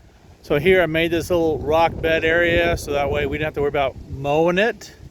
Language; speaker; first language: English; native; English